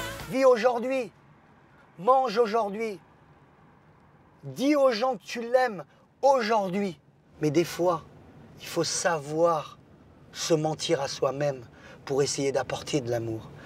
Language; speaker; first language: French; native; French